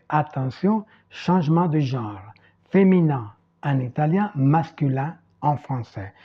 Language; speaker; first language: French; non-native, fluent; Italian